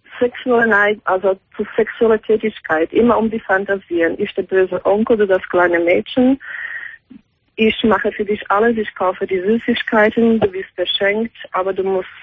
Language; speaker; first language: German; non-native, fluent; Slovak